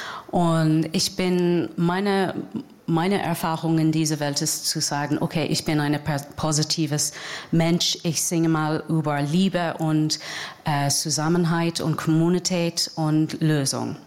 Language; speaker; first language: German; non-native, learner; English